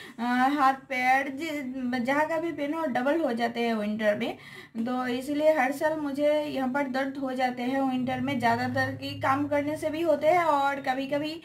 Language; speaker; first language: Hindi; non-native, local second language; Bangla